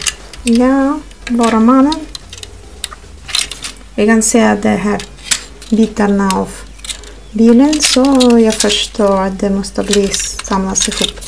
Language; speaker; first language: Swedish; non-native, learner; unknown